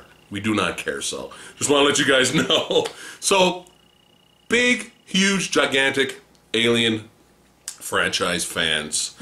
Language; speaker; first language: English; native; English